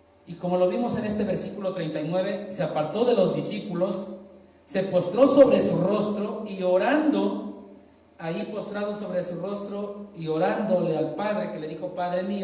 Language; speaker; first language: Spanish; native; Spanish